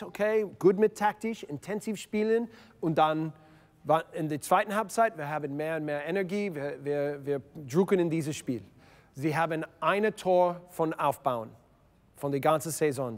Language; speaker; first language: German; non-native, learner; English